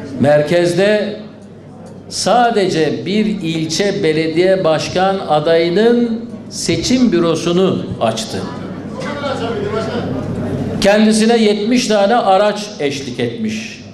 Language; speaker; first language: Turkish; native; Turkish